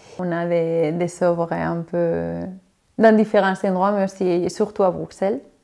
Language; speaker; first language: French; non-native, fluent; Spanish